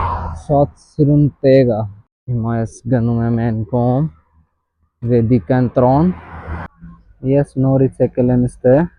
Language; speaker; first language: Armenian; non-native, learner; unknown